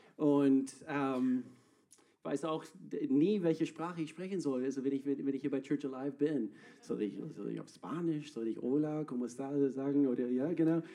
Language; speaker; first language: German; non-native, fluent; English